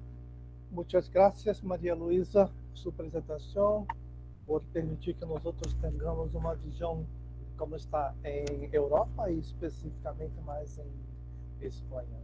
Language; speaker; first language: Spanish; non-native, learner; Portuguese